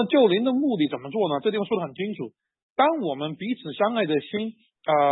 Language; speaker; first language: Chinese; native; Chinese